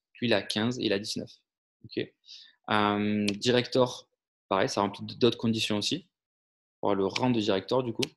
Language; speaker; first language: French; native; French